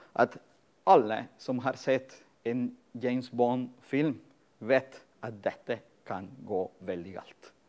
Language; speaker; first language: Norwegian; non-native, fluent; Spanish